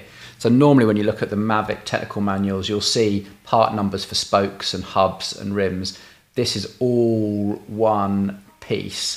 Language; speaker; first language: English; native; English